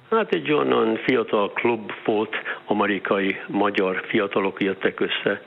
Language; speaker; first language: Hungarian; early bilingual, heritage; Hungarian